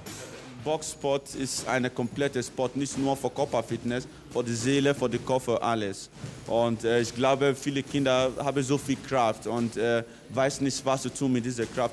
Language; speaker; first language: German; non-native, learner; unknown